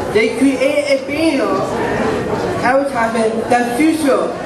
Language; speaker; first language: English; native; English